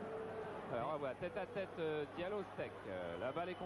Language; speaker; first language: French; native; French